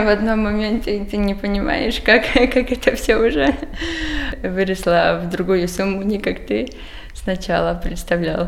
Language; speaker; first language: Russian; non-native, local second language; Latvian